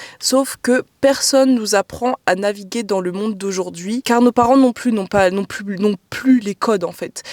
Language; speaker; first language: French; native; French